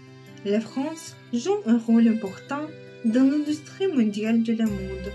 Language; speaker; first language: French; non-native, learner; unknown